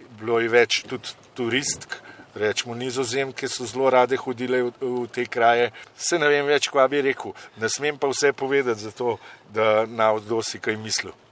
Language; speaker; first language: Slovenian; native; Slovenian